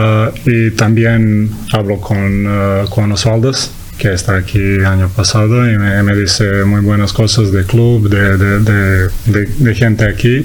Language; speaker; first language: Spanish; non-native, learner; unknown